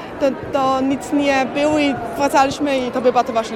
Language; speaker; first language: Polish; early bilingual, heritage; Polish